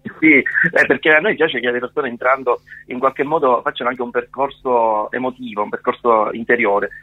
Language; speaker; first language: Italian; native; Italian